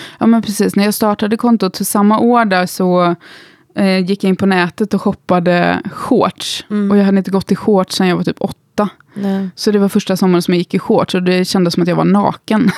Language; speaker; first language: Swedish; native; Swedish